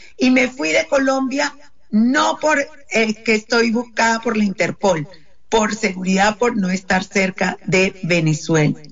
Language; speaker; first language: Spanish; native; Spanish